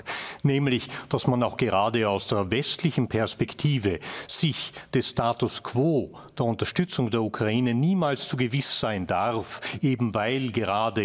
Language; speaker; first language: German; native; German